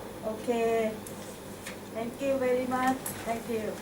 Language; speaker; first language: English; non-native, learner; Thai